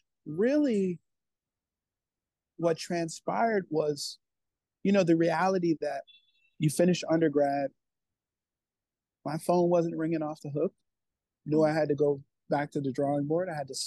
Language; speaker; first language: English; native; English